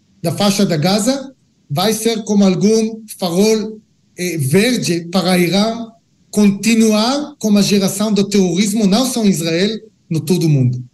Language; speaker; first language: Portuguese; non-native, learner; Hebrew